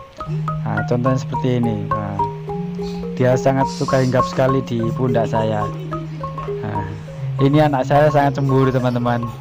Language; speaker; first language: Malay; non-native, local second language; Javanese